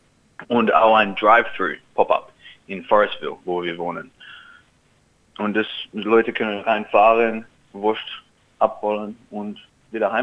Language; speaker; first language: German; early bilingual, heritage; German